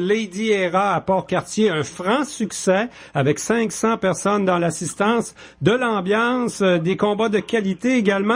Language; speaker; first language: French; native; French